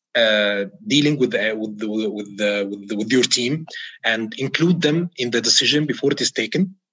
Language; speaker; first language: English; non-native, fluent; Arabic